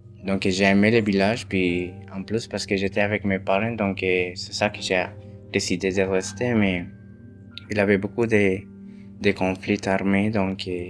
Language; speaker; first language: French; non-native, fluent; Spanish